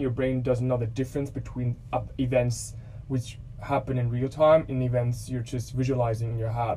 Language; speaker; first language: English; non-native, fluent; German